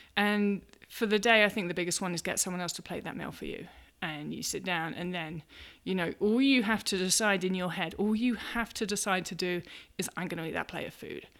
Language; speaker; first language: English; native; English